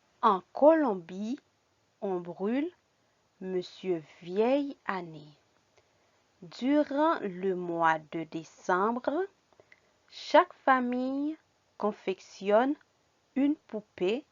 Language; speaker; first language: French; non-native, fluent; Spanish